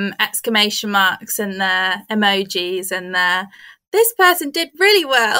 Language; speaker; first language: English; native; English